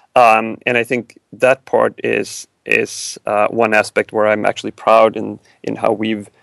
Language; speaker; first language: English; non-native, fluent; Swedish